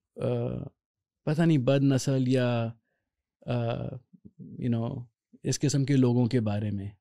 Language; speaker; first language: Urdu; native; Urdu